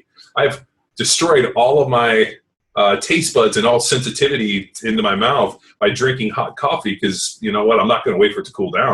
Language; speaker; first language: English; native; English